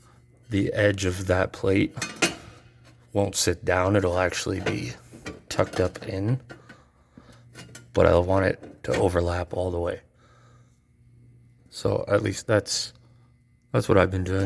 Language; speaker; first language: English; native; English